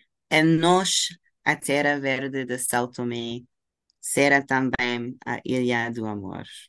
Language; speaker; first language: Portuguese; non-native, fluent; English